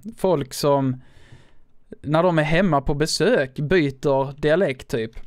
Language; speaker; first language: Swedish; native; Swedish